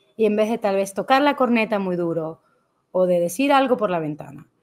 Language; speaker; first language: Spanish; native; Spanish